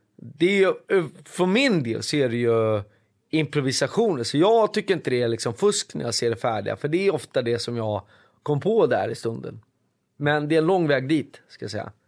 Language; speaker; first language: Swedish; native; Swedish